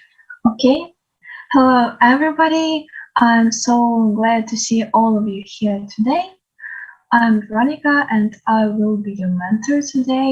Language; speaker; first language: English; non-native, learner; Ukrainian